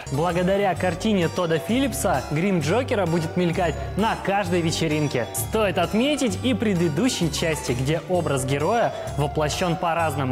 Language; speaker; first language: Russian; native; Russian